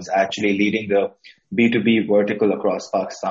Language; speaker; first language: English; non-native, local second language; Urdu